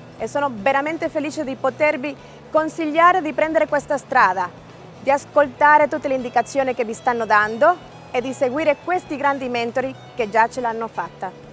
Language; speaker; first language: Italian; non-native, fluent; Spanish